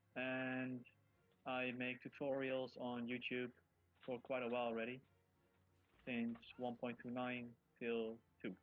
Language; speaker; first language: English; non-native, fluent; Dutch